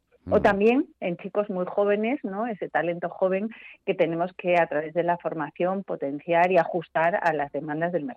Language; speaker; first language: Spanish; native; Spanish